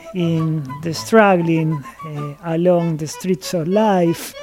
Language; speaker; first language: English; non-native, fluent; Spanish